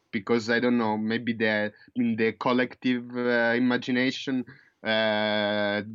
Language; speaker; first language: English; non-native, fluent; Italian